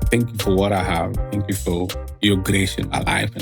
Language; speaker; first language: English; non-native, local second language; Swahili